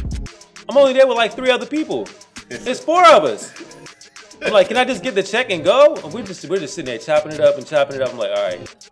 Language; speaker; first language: English; native; English